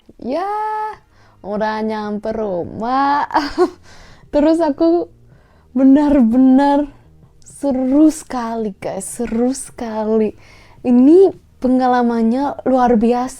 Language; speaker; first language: Indonesian; non-native, fluent; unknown